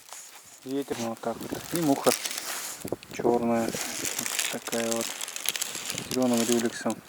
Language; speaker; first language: Russian; native; Russian